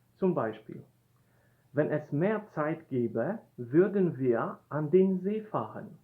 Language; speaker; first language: German; non-native, fluent; Polish